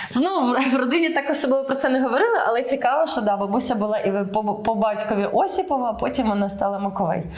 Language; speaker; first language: Ukrainian; early bilingual, heritage; Ukrainian